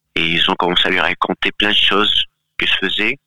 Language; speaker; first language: French; non-native, fluent; Galician